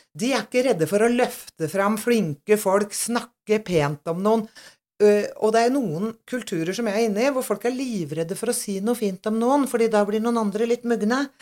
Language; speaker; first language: Norwegian; native; Norwegian